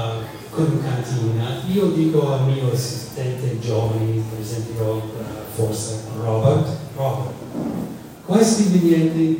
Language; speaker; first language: Italian; non-native, fluent; English